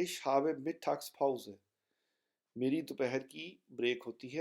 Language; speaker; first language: German; non-native, fluent; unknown